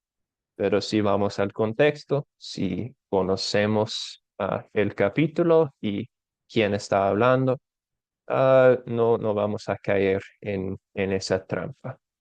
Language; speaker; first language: Spanish; non-native, fluent; English